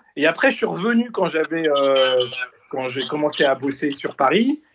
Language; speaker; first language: French; native; French